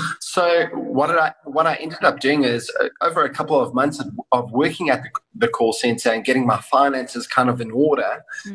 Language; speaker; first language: English; native; English